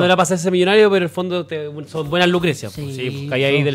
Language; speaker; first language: Spanish; native; Spanish